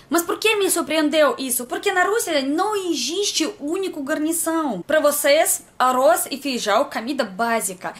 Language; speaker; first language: Portuguese; non-native, learner; Russian